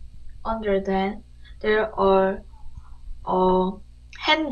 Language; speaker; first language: English; non-native, learner; Korean